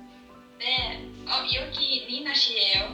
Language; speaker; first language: Korean; non-native, learner; Icelandic